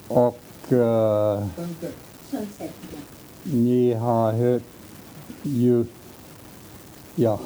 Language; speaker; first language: Swedish; early bilingual, heritage; Swedish